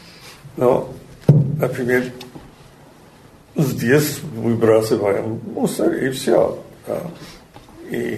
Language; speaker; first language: Russian; non-native, learner; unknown